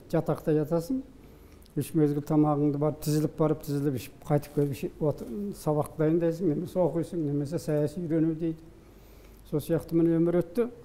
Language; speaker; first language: Kazakh; native; Kazakh